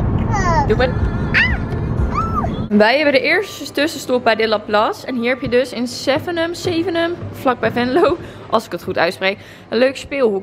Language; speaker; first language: Dutch; native; Dutch